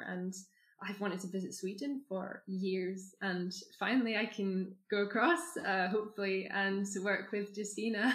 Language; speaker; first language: English; native; English